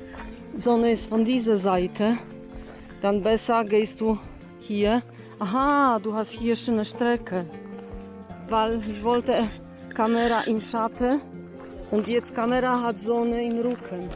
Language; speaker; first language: German; non-native, learner; Polish